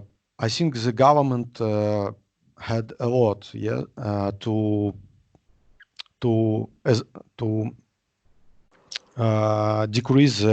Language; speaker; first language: English; non-native, learner; Russian